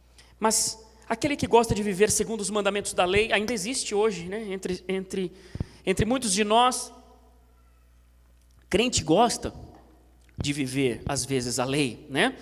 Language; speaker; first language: Portuguese; native; Portuguese